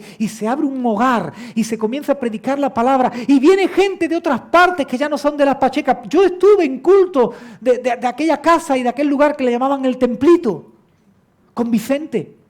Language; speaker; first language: Spanish; native; Spanish